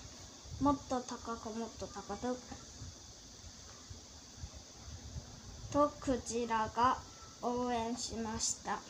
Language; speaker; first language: Japanese; early bilingual, heritage; Korean